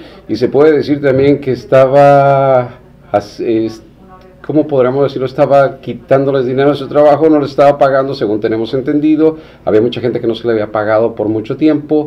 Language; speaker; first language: Spanish; native; Spanish